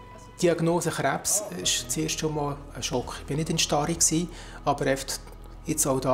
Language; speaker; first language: German; native; German